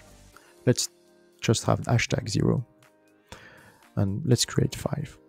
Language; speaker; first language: English; non-native, fluent; French